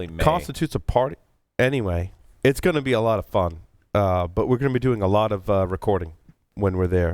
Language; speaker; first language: English; native; English